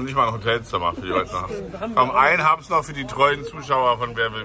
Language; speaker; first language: German; native; German